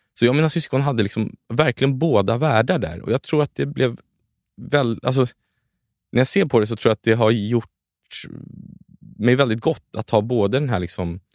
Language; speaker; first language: Swedish; native; Swedish